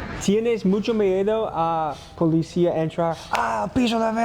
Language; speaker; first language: Spanish; non-native, learner; English